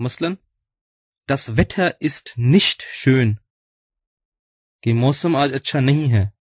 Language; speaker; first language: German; non-native, fluent; Urdu